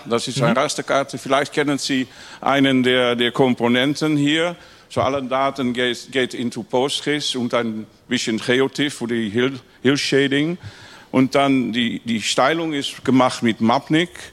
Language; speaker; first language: German; non-native, learner; Dutch